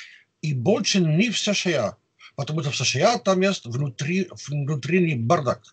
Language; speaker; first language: Russian; non-native, fluent; Dutch